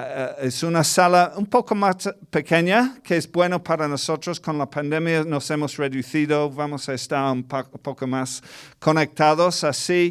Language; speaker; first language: Spanish; non-native, fluent; English